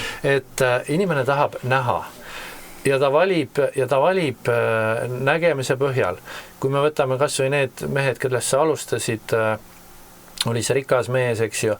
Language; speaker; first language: Estonian; native; Estonian